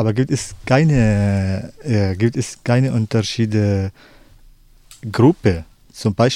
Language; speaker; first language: German; non-native, learner; Arabic